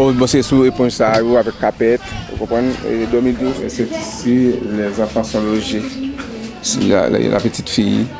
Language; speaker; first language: French; non-native, learner; Haitian Creole